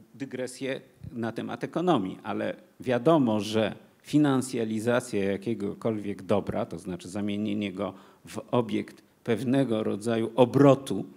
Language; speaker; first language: Polish; native; Polish